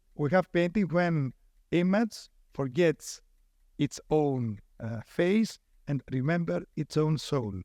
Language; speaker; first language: English; non-native, fluent; Greek